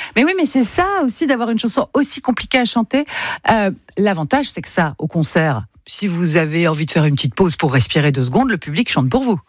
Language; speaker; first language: French; native; French